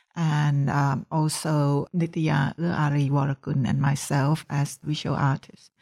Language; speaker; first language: English; non-native, fluent; Thai